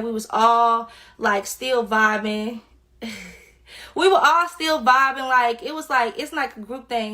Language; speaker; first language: English; native; English